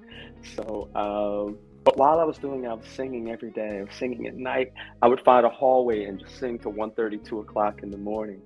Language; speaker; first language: English; native; English